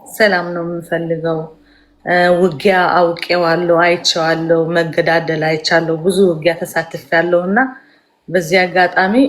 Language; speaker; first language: Amharic; early bilingual, heritage; Tigrinya